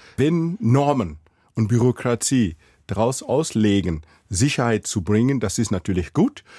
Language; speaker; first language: German; non-native, fluent; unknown